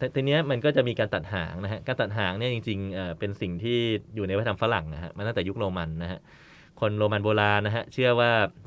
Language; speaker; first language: Thai; native; Thai